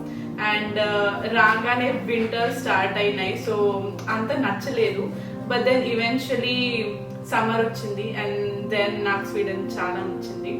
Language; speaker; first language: Telugu; non-native, local second language; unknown